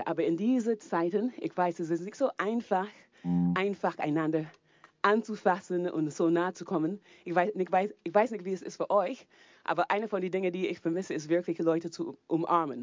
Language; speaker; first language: German; non-native, fluent; English